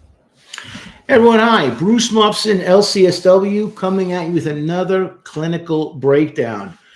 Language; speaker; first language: English; native; English